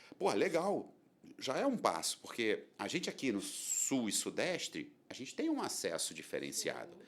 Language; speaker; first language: Portuguese; native; Portuguese